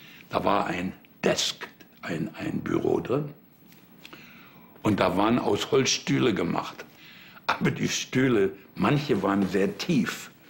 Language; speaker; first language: German; native; German